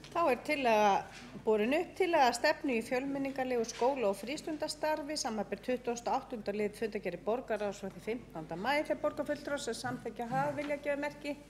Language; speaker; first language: Icelandic; native; Icelandic